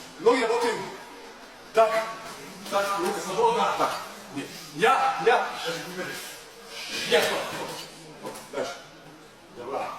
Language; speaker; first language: Russian; non-native, learner; Serbian